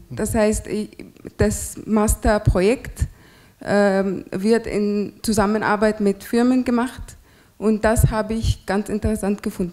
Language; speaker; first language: German; non-native, fluent; Arabic